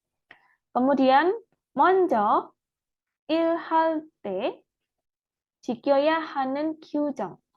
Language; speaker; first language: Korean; non-native, learner; Indonesian